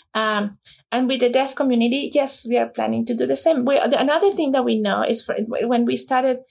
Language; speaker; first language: English; non-native, fluent; Spanish